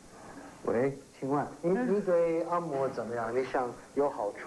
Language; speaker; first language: Chinese; non-native, fluent; English